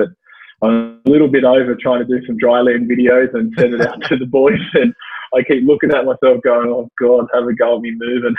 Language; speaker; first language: English; native; English